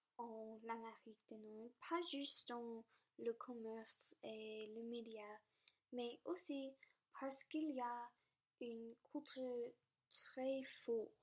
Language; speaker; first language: French; non-native, local second language; English